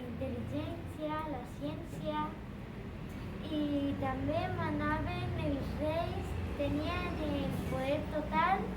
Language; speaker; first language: Catalan; non-native, local second language; Spanish